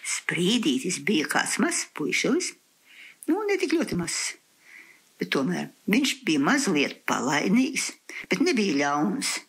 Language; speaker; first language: Latvian; early bilingual, heritage; Latvian